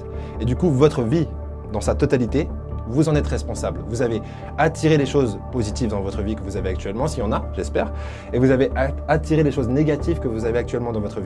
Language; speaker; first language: French; native; French